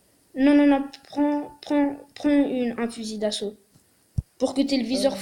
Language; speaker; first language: French; native; French